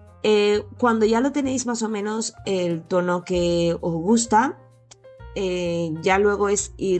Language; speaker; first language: Spanish; native; Spanish